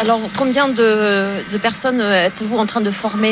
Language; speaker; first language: French; native; French